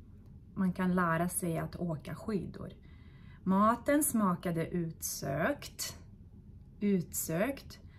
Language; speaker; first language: Swedish; non-native, fluent; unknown